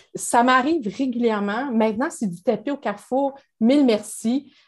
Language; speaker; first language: French; native; French